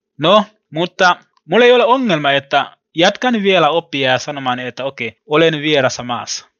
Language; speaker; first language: Finnish; non-native, learner; Swahili